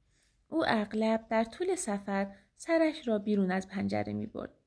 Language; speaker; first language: Persian; native; Persian